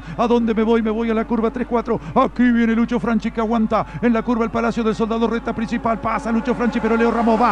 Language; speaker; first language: Spanish; native; Spanish